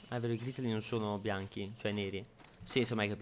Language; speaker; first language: Italian; native; Italian